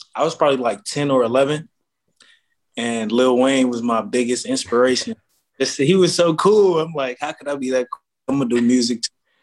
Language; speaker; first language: English; native; English